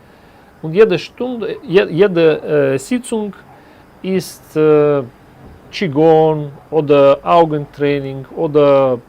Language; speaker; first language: German; non-native, learner; Russian